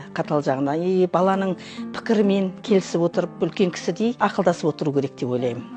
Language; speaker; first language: Kazakh; native; Kazakh